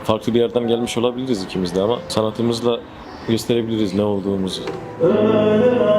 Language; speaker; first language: Turkish; non-native, fluent; Persian